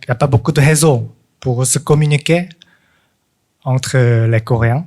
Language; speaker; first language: French; non-native, fluent; Korean